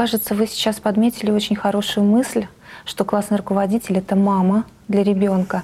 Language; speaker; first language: Russian; native; Russian